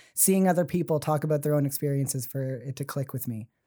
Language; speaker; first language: English; native; English